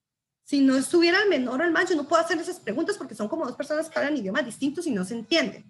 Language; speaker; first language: Spanish; native; Spanish